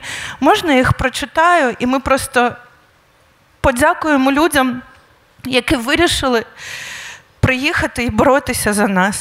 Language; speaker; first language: Ukrainian; native; Ukrainian